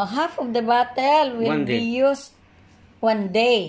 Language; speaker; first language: English; non-native, learner; Filipino